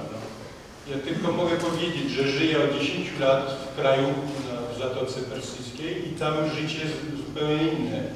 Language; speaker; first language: Polish; early bilingual, heritage; French